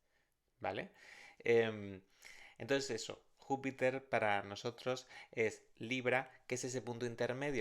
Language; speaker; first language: Spanish; native; Spanish